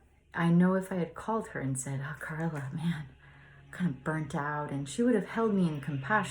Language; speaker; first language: English; native; English